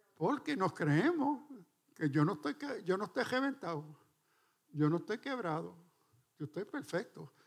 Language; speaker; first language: Spanish; early bilingual, heritage; Spanish